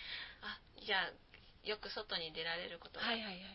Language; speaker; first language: Japanese; native; Japanese